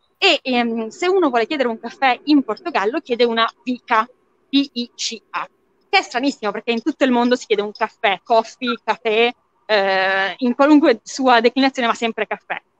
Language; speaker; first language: Italian; native; Italian